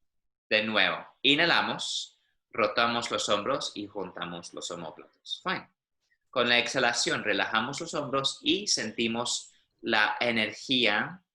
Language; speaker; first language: Spanish; non-native, fluent; English